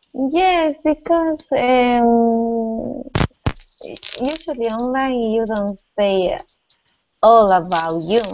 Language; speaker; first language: English; non-native, learner; Spanish